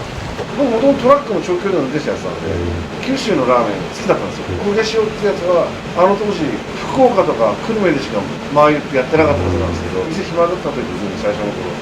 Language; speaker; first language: Japanese; native; Japanese